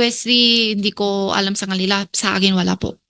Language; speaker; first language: Filipino; early bilingual, other home language; Chinese